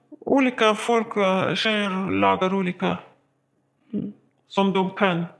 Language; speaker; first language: Swedish; non-native, learner; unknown